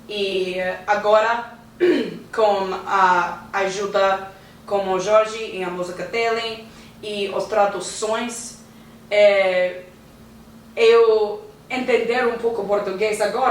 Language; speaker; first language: Portuguese; non-native, learner; English